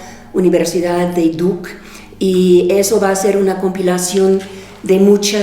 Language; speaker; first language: Spanish; non-native, fluent; English